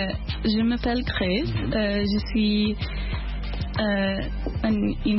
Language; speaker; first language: French; non-native, learner; English